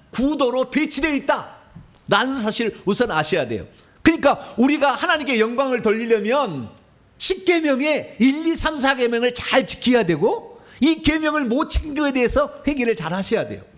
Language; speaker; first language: Korean; native; Korean